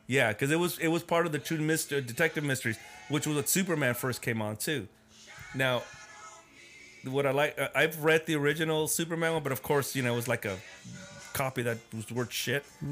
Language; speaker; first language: English; early bilingual, other home language; Spanish